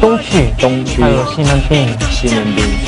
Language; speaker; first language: Chinese; non-native, learner; Korean